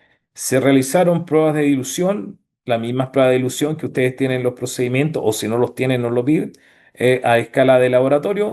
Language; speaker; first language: Spanish; native; Spanish